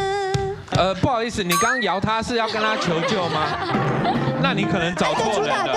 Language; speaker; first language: Chinese; native; Chinese